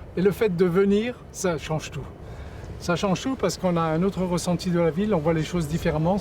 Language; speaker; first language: French; native; French